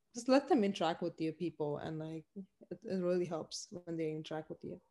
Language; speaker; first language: English; non-native, local second language; Tamil